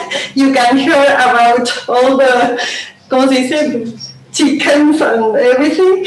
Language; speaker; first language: English; non-native, learner; Spanish